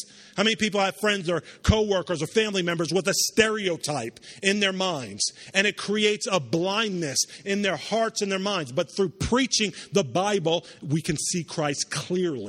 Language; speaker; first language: English; native; English